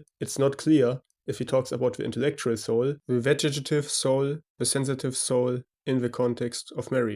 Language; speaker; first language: English; non-native, fluent; German